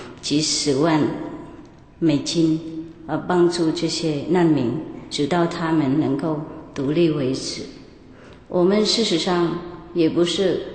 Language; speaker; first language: Chinese; non-native, fluent; Vietnamese